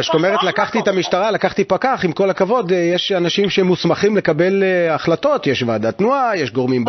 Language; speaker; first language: Hebrew; native; Hebrew